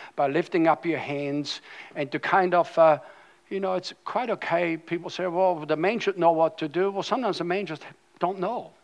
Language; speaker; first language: English; non-native, fluent; German